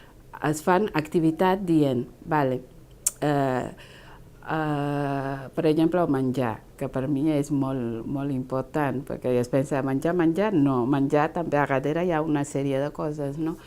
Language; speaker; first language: Catalan; non-native, fluent; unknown